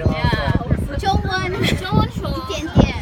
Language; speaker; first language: Chinese; non-native, learner; Indonesian